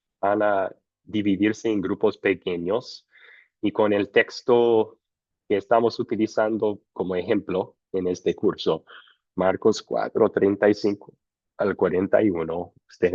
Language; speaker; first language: Spanish; non-native, fluent; English